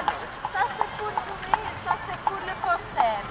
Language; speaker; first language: French; non-native, local second language; Dutch